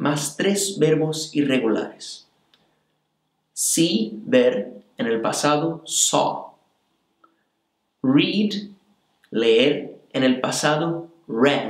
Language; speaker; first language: Spanish; non-native, fluent; Portuguese